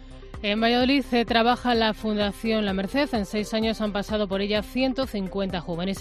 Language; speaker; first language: Spanish; native; Spanish